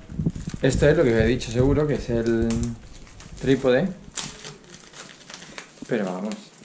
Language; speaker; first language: Spanish; native; Spanish